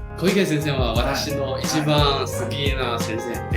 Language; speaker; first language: Japanese; non-native, learner; Chinese